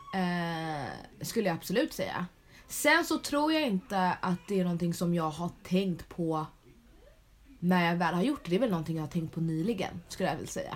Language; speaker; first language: Swedish; early bilingual, other home language; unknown